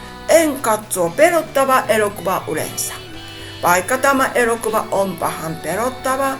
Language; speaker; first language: Finnish; non-native, learner; Japanese